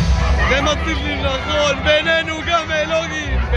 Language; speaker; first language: Hebrew; native; Hebrew